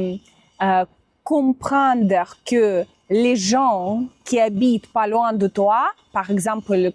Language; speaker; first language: French; non-native, fluent; Russian